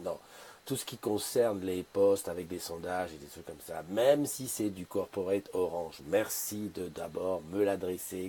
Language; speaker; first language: French; native; French